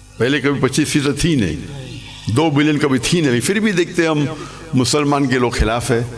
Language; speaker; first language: Urdu; non-native, local second language; English